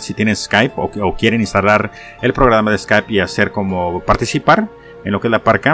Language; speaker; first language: Spanish; native; Spanish